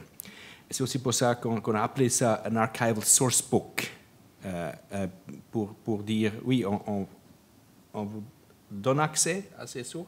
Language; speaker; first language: French; non-native, local second language; German